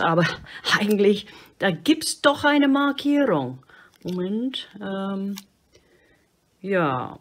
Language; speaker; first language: German; non-native, fluent; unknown